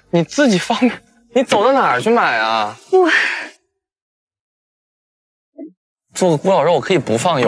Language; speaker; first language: Chinese; native; Chinese